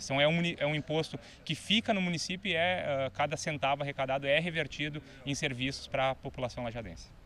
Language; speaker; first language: Portuguese; native; Portuguese